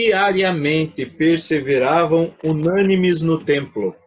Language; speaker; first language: Portuguese; native; Portuguese